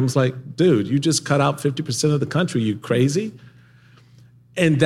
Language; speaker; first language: English; native; English